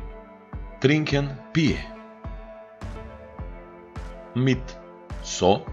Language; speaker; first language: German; non-native, fluent; Macedonian